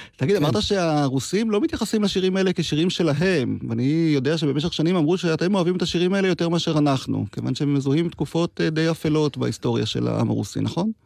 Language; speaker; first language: Hebrew; native; Hebrew